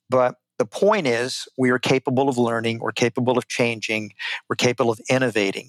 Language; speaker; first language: English; native; English